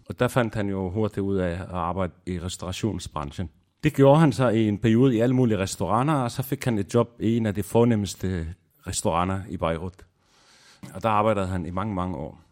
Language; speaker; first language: Danish; non-native, fluent; Arabic